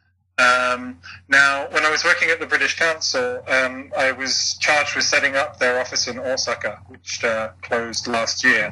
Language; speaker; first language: English; native; English